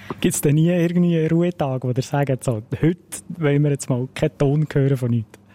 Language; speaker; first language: German; native; German